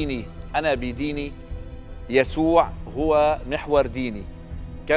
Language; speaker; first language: Arabic; native; Arabic